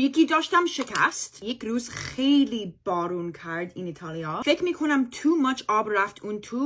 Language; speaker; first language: Persian; early bilingual, heritage; Persian